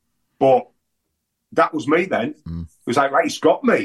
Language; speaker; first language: English; native; English